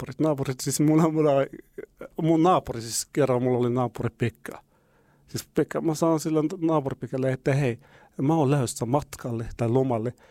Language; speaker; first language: Finnish; non-native, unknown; Arabic